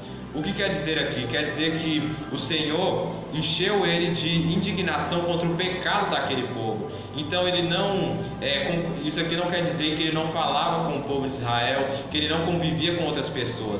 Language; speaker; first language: Portuguese; native; Portuguese